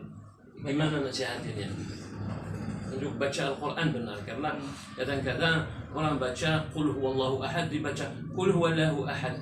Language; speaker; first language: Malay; non-native, fluent; Arabic